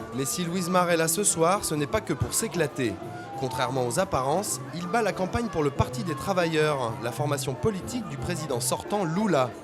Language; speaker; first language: French; native; French